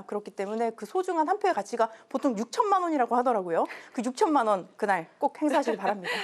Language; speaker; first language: Korean; native; Korean